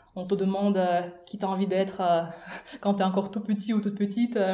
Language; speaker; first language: French; non-native, fluent; Russian